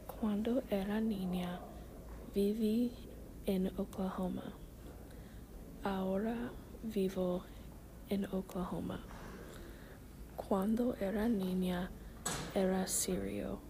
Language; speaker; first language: Spanish; non-native, learner; English